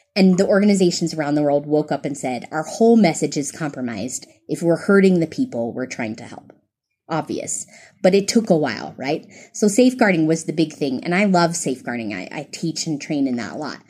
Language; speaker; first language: English; native; English